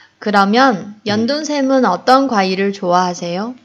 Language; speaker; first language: Korean; non-native, fluent; Chinese